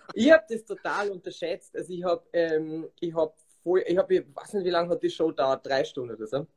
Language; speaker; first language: German; native; German